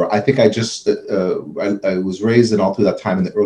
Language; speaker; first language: English; native; English